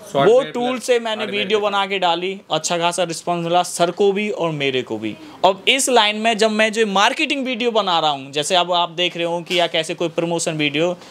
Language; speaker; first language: Hindi; native; Hindi